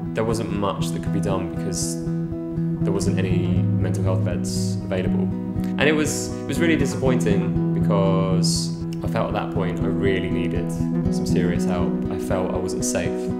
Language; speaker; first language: English; native; English